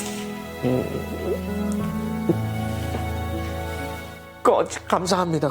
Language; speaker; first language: Korean; non-native, fluent; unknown